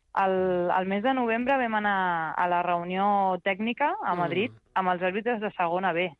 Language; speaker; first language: Catalan; early bilingual, other home language; Spanish